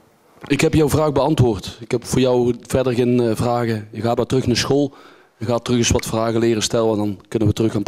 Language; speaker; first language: Dutch; native; Dutch